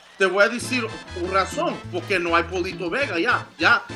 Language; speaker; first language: Spanish; early bilingual, heritage; Spanish